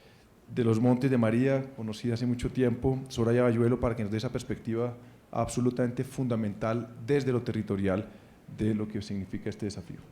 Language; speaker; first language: Spanish; native; Spanish